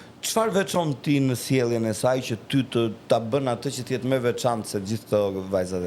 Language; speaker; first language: Albanian; native; Albanian